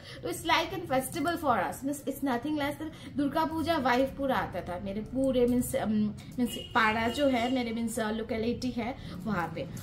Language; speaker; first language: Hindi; non-native, local second language; Bangla